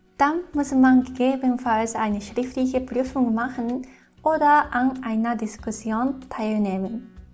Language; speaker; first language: German; non-native, fluent; Japanese